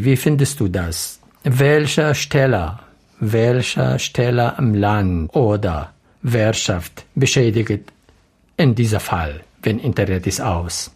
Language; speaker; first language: German; non-native, learner; Arabic